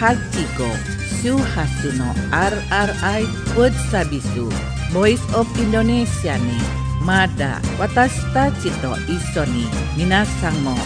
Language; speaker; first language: Japanese; non-native, fluent; Indonesian